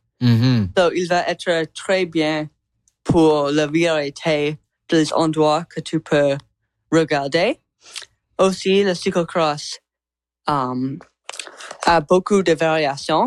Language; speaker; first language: French; non-native, local second language; English